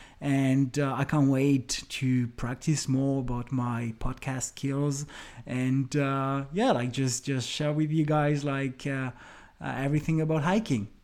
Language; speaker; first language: English; non-native, fluent; French